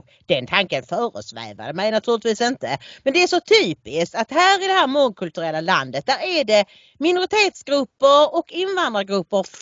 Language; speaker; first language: Swedish; native; Swedish